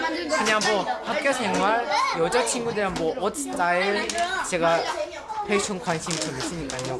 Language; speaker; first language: Korean; early bilingual, other home language; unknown